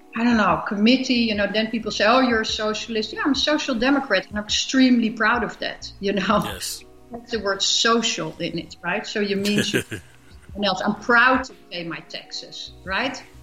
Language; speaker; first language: English; non-native, fluent; Dutch